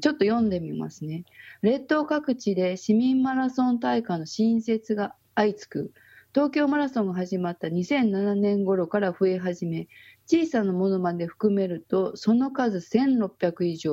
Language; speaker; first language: Japanese; native; Japanese